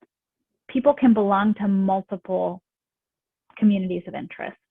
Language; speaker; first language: English; native; English